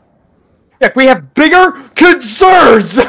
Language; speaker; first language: English; native; English